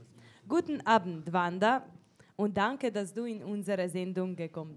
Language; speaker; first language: German; non-native, learner; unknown